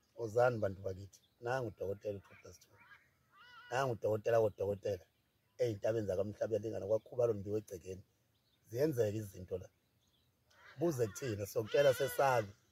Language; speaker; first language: Zulu; native; Zulu